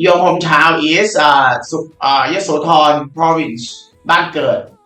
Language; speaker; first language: English; non-native, learner; Thai